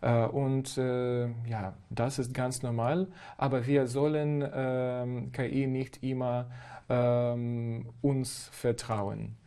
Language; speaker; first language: German; non-native, fluent; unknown